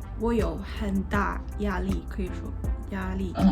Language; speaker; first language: Chinese; non-native, learner; Spanish